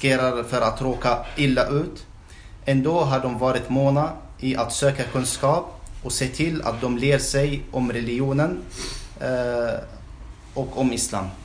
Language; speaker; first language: Swedish; non-native, fluent; Arabic